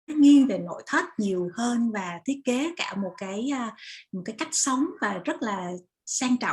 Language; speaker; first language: Vietnamese; native; Vietnamese